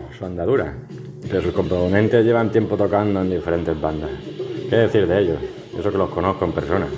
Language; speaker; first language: Spanish; native; Spanish